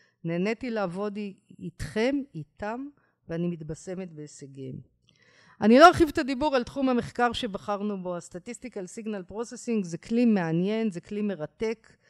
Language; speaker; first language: Hebrew; native; Hebrew